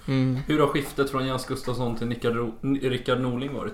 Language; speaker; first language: Swedish; native; Swedish